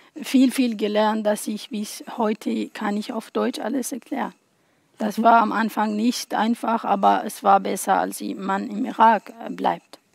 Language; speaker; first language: German; non-native, learner; Arabic